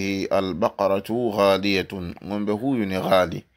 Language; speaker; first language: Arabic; non-native, fluent; Swahili